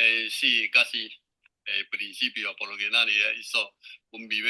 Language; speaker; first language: Spanish; non-native, learner; Chinese